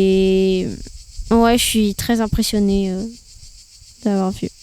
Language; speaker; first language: French; early bilingual, other home language; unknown